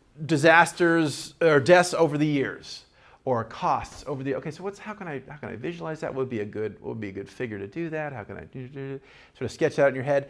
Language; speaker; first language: English; native; English